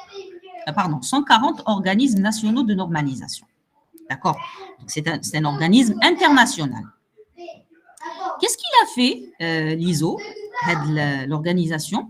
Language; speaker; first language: French; non-native, local second language; Arabic